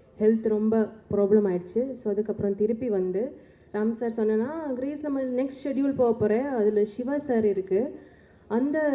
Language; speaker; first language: Tamil; non-native, learner; Malayalam